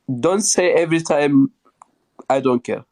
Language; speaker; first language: English; non-native, learner; Tigrinya